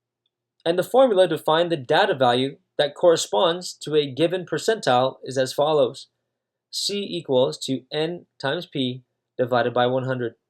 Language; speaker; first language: English; native; English